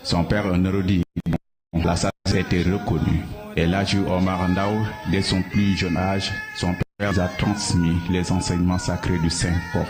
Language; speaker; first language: French; non-native, local second language; Wolof